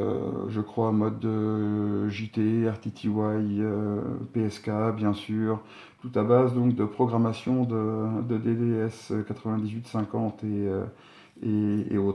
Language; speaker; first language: French; native; French